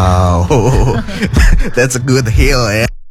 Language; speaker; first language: English; non-native, fluent; Indonesian